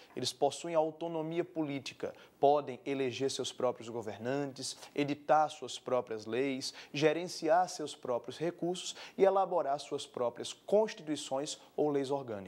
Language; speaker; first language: Portuguese; native; Portuguese